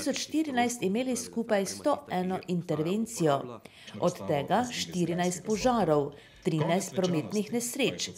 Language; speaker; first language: Slovenian; native; Slovenian